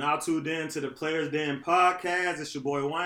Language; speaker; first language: English; native; English